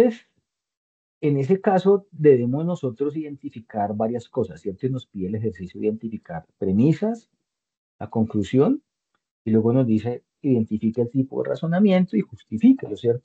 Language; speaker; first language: Spanish; native; Spanish